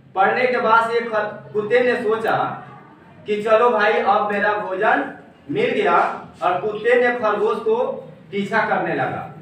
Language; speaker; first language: Hindi; native; Hindi